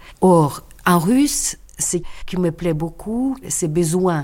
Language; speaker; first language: French; non-native, fluent; Russian